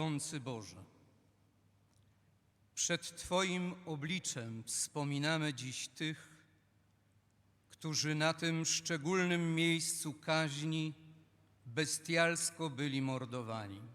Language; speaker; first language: Polish; native; Polish